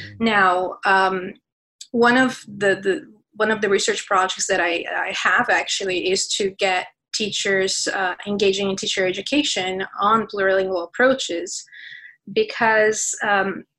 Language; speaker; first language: English; non-native, fluent; Portuguese